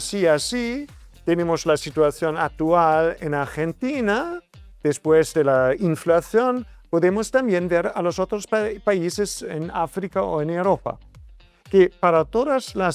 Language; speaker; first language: Spanish; non-native, fluent; German